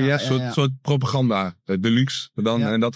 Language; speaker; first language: Dutch; native; Dutch